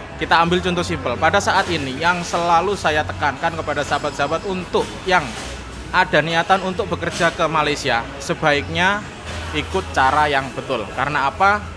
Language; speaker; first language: Indonesian; native; Indonesian